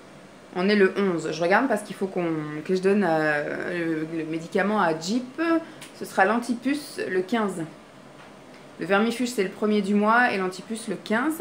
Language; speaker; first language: French; native; French